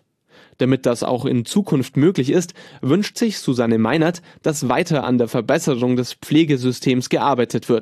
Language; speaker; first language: German; native; German